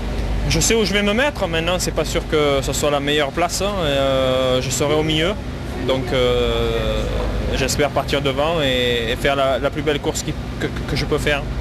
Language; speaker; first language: French; native; French